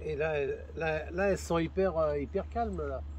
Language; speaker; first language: French; native; French